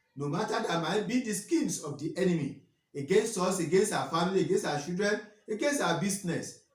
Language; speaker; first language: English; non-native, local second language; Yoruba